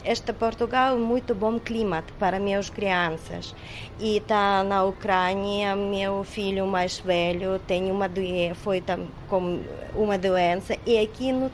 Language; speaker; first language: Portuguese; non-native, learner; Ukrainian